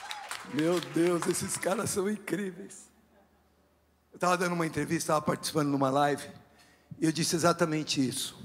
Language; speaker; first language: Portuguese; non-native, fluent; English